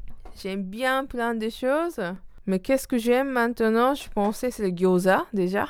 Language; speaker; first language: French; non-native, learner; Japanese